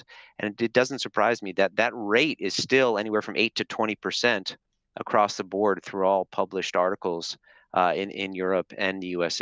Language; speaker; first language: English; native; English